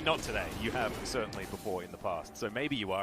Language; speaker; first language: English; native; English